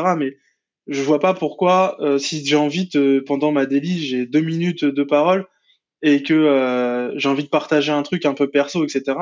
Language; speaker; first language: French; native; French